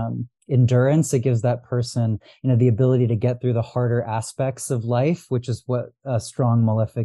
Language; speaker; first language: English; early bilingual, other home language; Arabic